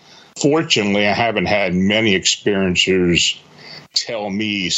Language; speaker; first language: English; native; English